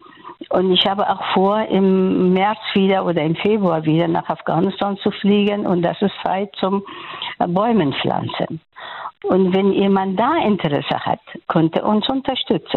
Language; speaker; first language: German; non-native, learner; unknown